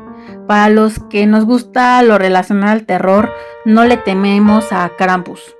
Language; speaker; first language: Spanish; native; Spanish